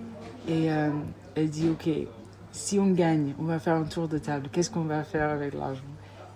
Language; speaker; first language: French; non-native, fluent; English